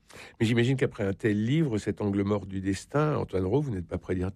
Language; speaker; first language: French; native; French